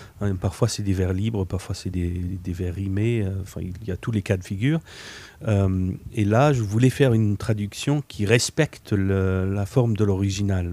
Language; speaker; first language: French; non-native, fluent; English